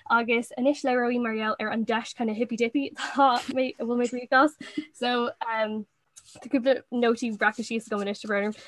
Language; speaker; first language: Irish; non-native, local second language; English